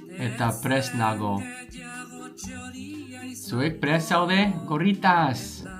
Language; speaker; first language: Basque; non-native, learner; English